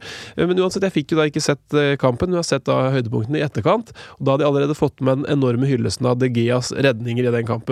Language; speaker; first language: Norwegian; native; Norwegian